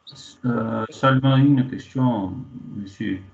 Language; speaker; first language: French; non-native, fluent; Portuguese